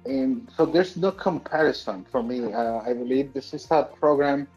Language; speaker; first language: English; native; English